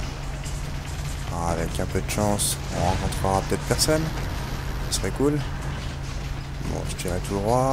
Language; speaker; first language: French; native; French